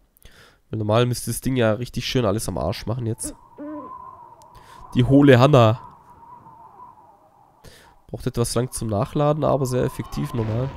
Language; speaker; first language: German; native; German